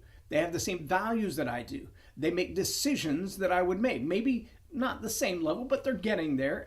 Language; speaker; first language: English; native; English